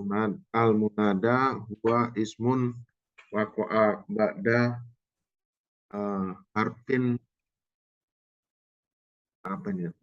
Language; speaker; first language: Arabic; non-native, learner; Indonesian